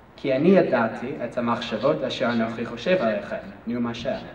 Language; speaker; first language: Hebrew; non-native, learner; English